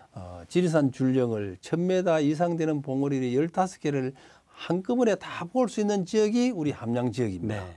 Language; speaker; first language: Korean; native; Korean